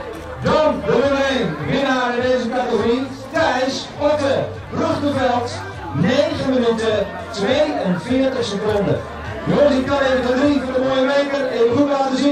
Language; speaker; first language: Dutch; native; Dutch